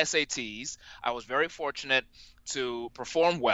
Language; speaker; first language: English; non-native, local second language; Yoruba